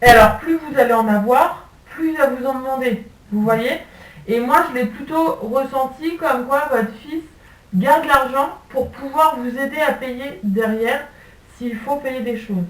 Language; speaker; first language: French; native; French